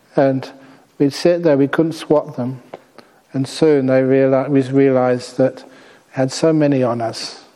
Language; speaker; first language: English; native; English